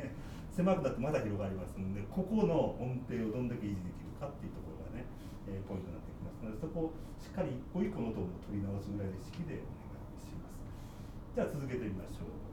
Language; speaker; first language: Japanese; native; Japanese